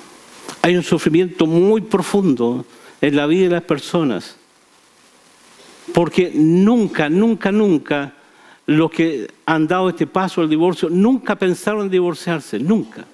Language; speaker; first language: Spanish; native; Spanish